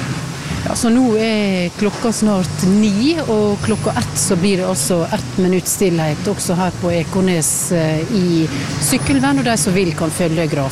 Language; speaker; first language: Norwegian; native; Norwegian